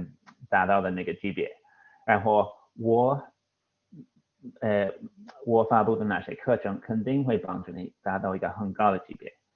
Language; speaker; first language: Chinese; non-native, fluent; English